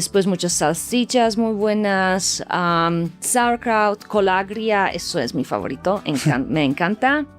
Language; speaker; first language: Spanish; non-native, fluent; Slovak